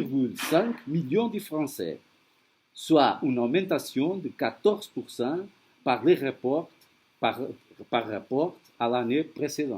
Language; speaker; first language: French; non-native, fluent; Portuguese